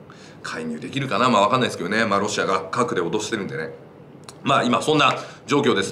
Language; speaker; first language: Japanese; native; Japanese